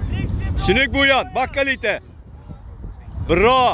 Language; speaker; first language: Swedish; non-native, fluent; Turkish